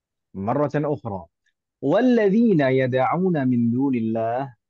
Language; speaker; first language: Arabic; non-native, fluent; Indonesian